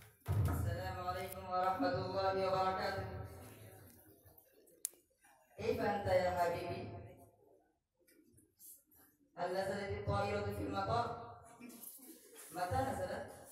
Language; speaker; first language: Arabic; non-native, learner; Urdu